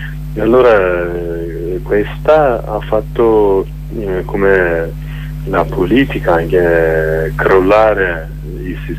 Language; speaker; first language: Italian; non-native, learner; Kurdish